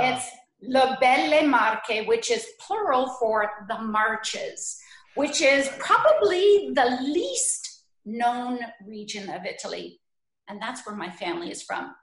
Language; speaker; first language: English; native; English